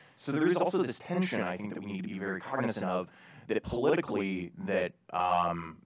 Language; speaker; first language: English; native; English